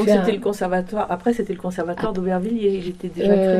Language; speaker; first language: French; non-native, fluent; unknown